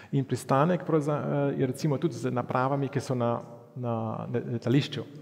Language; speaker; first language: Slovenian; early bilingual, heritage; Slovenian